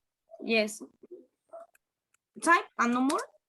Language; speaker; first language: English; non-native, learner; Spanish